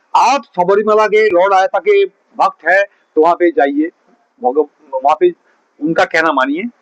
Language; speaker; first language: Hindi; non-native, local second language; Bangla